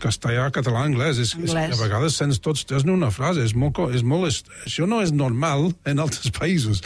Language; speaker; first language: Catalan; non-native, fluent; English